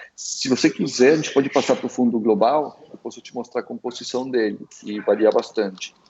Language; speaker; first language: Portuguese; early bilingual, other home language; Spanish